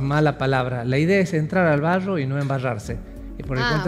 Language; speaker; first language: Spanish; native; Spanish